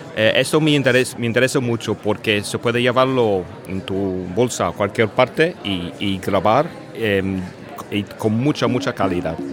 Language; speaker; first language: Spanish; non-native, fluent; English